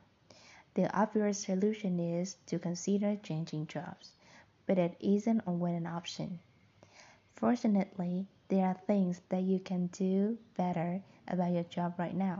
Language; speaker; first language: English; non-native, fluent; Vietnamese